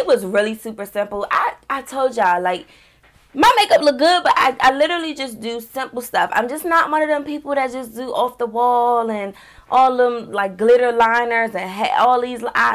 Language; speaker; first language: English; native; English